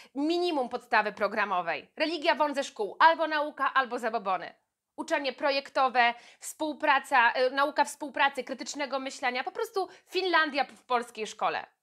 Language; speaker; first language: Polish; native; Polish